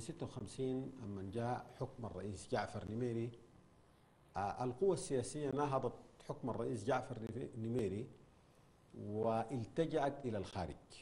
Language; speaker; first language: Arabic; native; Arabic